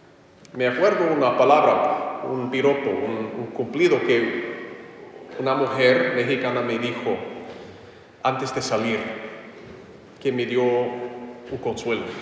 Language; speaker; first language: Spanish; non-native, fluent; English